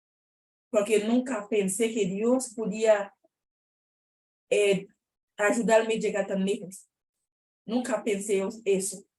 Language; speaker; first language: Spanish; non-native, learner; Haitian Creole